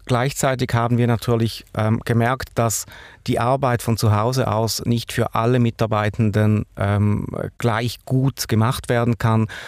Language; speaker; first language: German; native; German